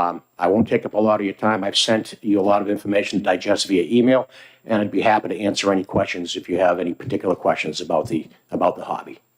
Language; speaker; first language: English; native; English